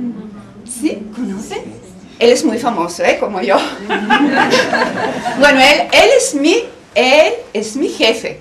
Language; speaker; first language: Spanish; non-native, fluent; Bulgarian